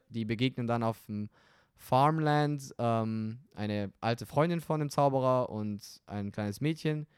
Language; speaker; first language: German; non-native, fluent; Romanian